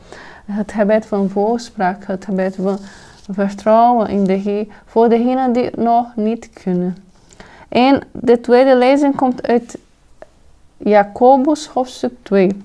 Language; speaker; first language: Dutch; non-native, fluent; Portuguese